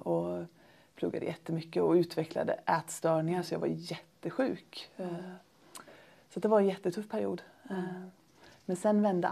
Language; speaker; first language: Swedish; native; Swedish